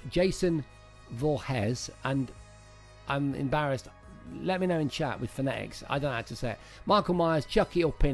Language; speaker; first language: English; native; English